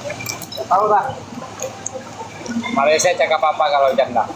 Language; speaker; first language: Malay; non-native, local second language; Hakka Chinese